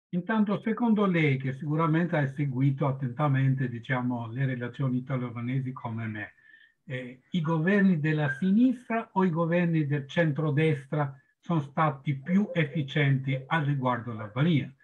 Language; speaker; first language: Italian; non-native, fluent; Albanian